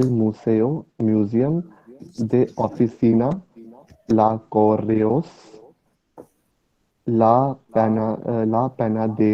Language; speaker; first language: Spanish; non-native, learner; Hindi